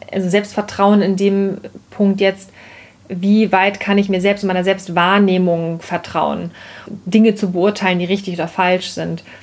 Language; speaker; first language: German; native; German